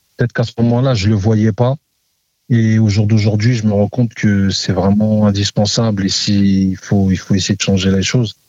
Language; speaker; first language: French; native; French